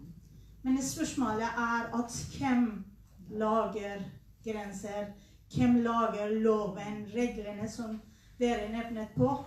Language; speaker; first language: Norwegian; non-native, learner; Persian